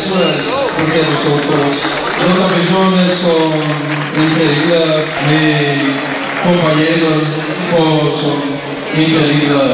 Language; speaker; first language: Spanish; non-native, learner; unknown